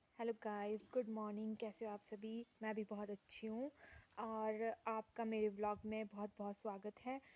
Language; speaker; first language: Hindi; native; Hindi